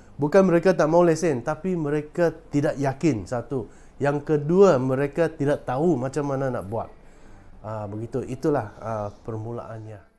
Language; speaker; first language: Malay; non-native, local second language; Chinese